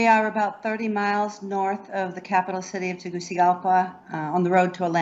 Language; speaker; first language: English; native; English